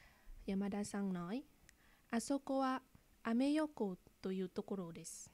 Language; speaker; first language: Japanese; non-native, fluent; Vietnamese